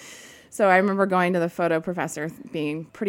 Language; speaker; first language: English; native; English